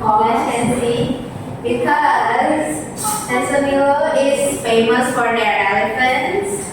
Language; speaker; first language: English; non-native, fluent; Indonesian